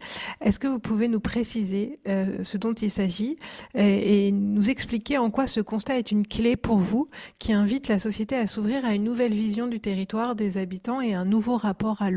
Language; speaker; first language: French; native; French